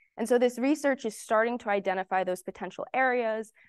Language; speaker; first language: English; native; English